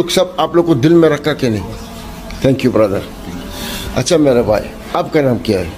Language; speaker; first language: Hindi; non-native, learner; Arabic